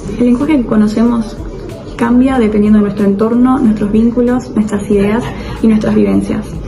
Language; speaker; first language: Spanish; native; Spanish